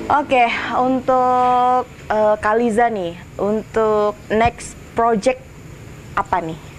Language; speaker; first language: Indonesian; native; Indonesian